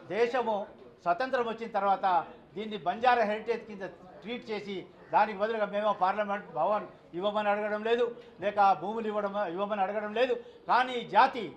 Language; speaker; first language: Telugu; non-native, local second language; Lambadi